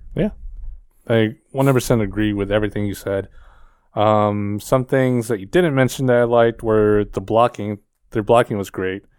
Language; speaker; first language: English; early bilingual, other home language; Filipino